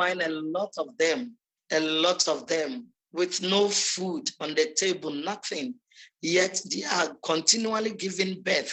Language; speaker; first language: English; non-native, local second language; Akan